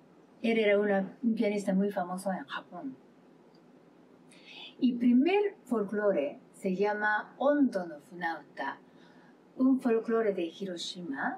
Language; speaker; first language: Spanish; non-native, learner; Japanese